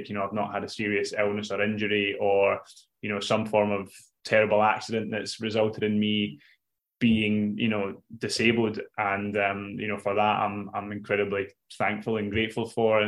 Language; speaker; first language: English; native; English